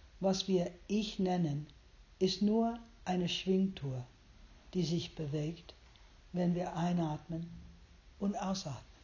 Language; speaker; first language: German; non-native, fluent; English